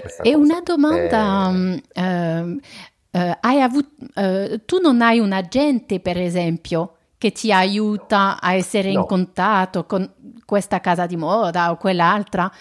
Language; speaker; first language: Italian; non-native, fluent; French